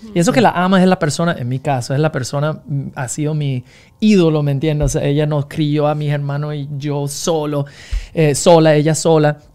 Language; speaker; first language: Spanish; non-native, fluent; English